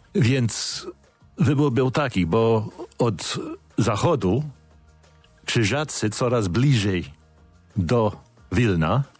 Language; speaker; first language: Polish; non-native, fluent; English